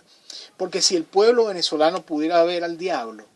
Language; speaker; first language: Spanish; native; Spanish